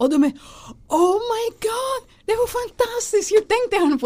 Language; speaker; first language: Swedish; non-native, fluent; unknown